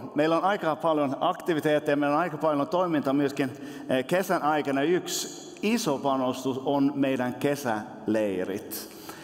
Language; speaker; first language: Finnish; non-native, local second language; Swedish